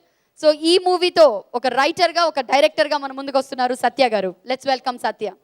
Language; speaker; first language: Telugu; native; Telugu